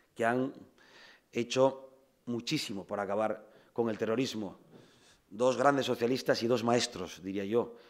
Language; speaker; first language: Spanish; native; Spanish